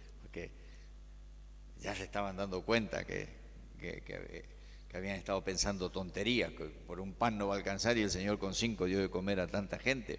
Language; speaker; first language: Spanish; native; Spanish